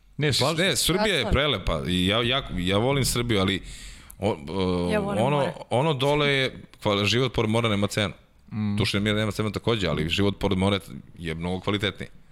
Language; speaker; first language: Serbian; native; Serbian